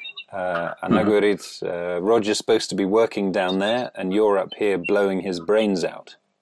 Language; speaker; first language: English; native; English